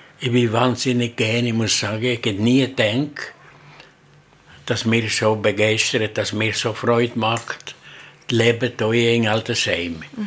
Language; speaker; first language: German; non-native, learner; Italian